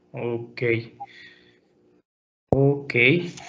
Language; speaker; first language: English; non-native, learner; Spanish